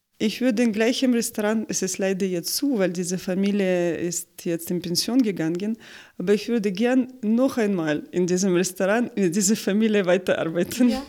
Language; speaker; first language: German; non-native, fluent; Russian